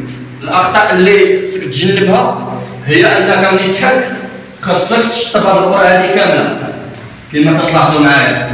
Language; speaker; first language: Arabic; native; Arabic